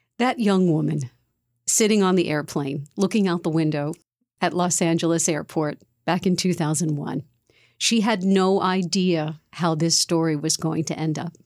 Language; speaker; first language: English; native; English